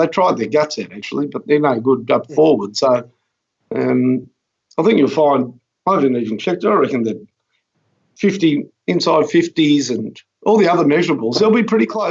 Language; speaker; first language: English; native; English